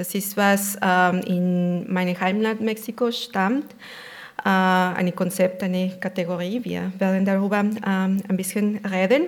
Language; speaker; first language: German; non-native, fluent; Spanish